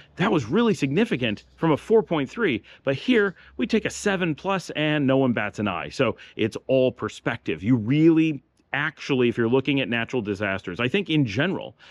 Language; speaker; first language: English; native; English